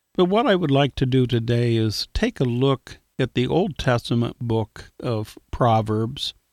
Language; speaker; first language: English; native; English